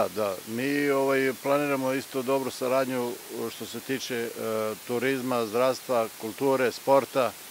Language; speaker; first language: Serbian; native; Serbian